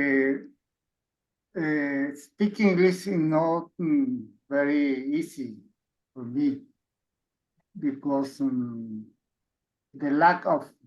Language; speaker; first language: English; non-native, learner; Spanish